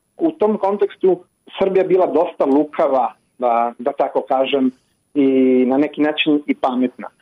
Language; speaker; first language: Croatian; non-native, fluent; Italian